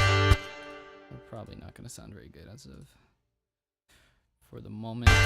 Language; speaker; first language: English; native; English